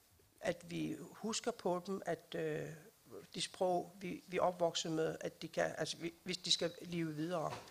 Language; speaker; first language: Danish; non-native, local second language; Kalaallisut